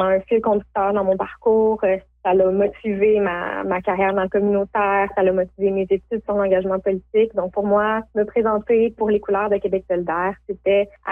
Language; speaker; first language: French; native; French